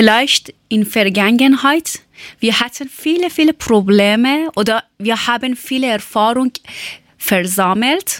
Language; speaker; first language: German; non-native, learner; Persian